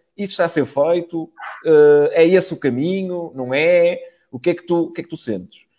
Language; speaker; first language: Portuguese; native; Portuguese